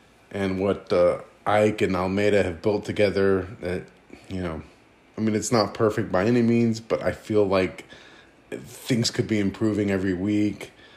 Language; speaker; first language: English; early bilingual, other home language; Greek